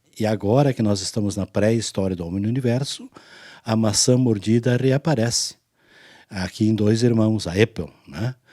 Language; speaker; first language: Portuguese; non-native, local second language; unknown